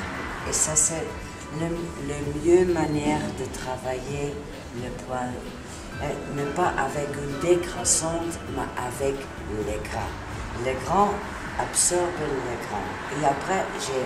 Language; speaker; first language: French; non-native, learner; Italian